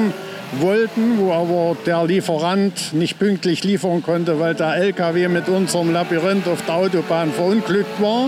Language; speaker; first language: German; native; German